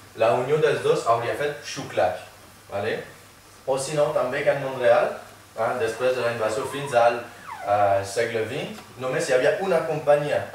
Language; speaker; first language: Catalan; non-native, fluent; French